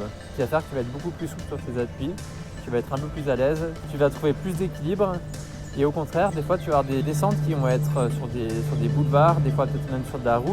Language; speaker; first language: French; native; French